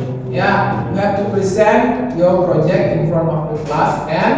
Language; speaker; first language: English; non-native, learner; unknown